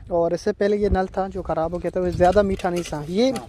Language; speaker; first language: Urdu; native; Urdu